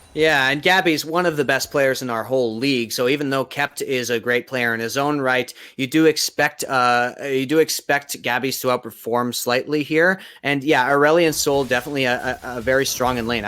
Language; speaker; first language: English; native; English